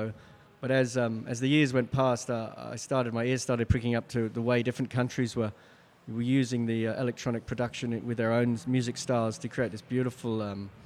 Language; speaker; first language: English; native; English